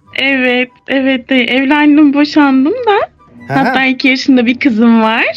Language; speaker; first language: Turkish; native; Turkish